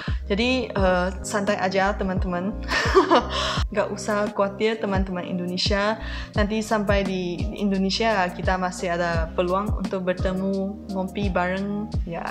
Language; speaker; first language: Indonesian; non-native, fluent; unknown